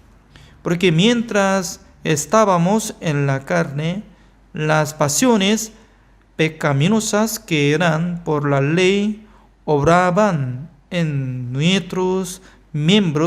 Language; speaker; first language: Spanish; non-native, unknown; Korean